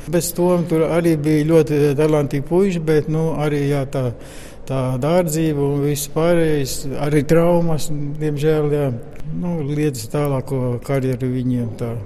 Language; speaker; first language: Latvian; native; Latvian